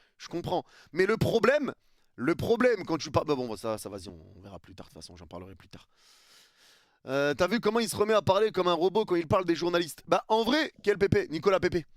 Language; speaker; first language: French; early bilingual, other home language; Arabic